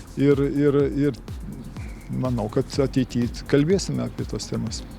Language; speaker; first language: Lithuanian; native; Lithuanian